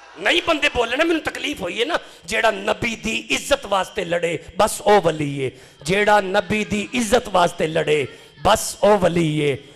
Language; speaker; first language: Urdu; non-native, local second language; Punjabi